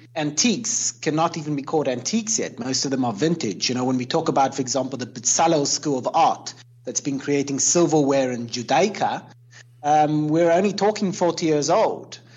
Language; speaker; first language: English; native; English